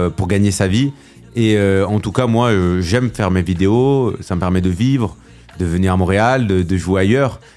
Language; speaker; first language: French; native; French